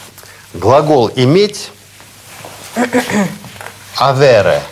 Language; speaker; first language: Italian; non-native, fluent; Russian